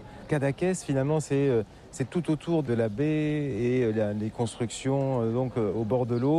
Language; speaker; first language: French; native; French